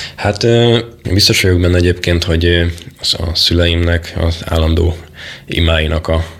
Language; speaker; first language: Hungarian; native; Hungarian